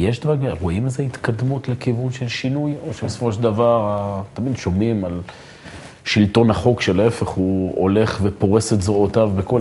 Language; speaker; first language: Hebrew; native; Hebrew